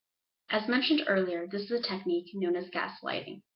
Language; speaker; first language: English; native; English